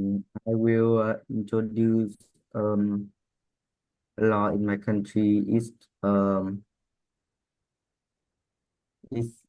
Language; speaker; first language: English; non-native, learner; Vietnamese